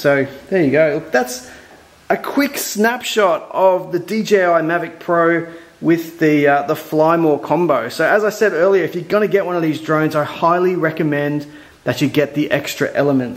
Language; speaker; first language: English; native; English